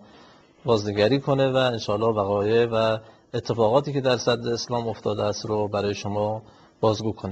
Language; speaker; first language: Persian; native; Persian